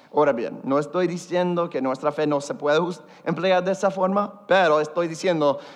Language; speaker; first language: Spanish; early bilingual, heritage; Spanish